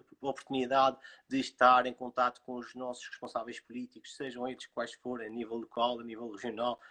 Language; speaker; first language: Portuguese; native; Portuguese